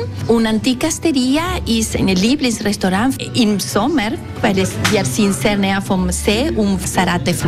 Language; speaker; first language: German; non-native, local second language; Italian